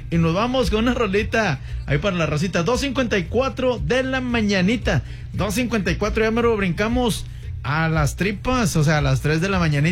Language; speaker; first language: Spanish; native; Spanish